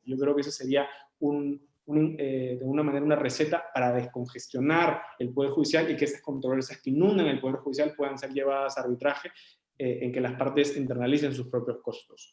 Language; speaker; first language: Spanish; native; Spanish